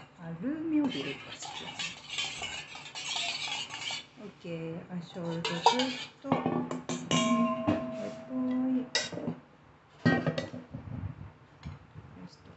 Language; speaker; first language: Italian; non-native, learner; Japanese